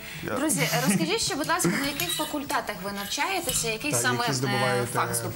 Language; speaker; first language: Ukrainian; native; Ukrainian